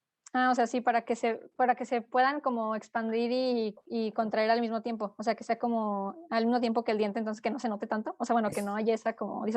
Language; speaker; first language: Spanish; native; Spanish